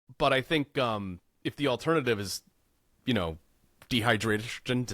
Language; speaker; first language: English; native; English